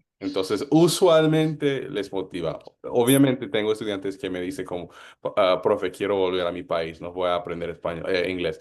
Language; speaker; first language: Spanish; non-native, fluent; English